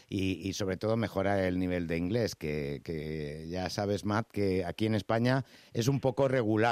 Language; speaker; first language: Spanish; native; Spanish